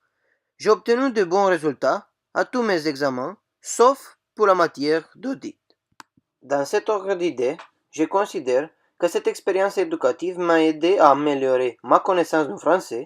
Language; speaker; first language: French; non-native, fluent; Romanian